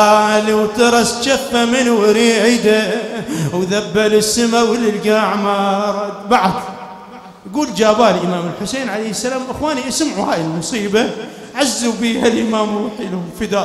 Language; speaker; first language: Arabic; native; Arabic